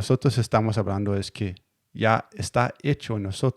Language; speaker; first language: Spanish; non-native, learner; Danish